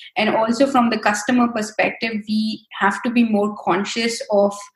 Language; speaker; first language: English; non-native, local second language; Hindi